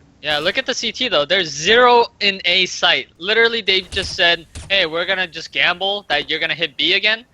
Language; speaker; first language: English; native; English